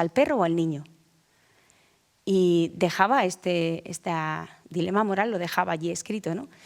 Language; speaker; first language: Spanish; native; Spanish